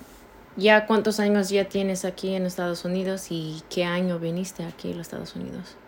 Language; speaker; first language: Spanish; early bilingual, heritage; Spanish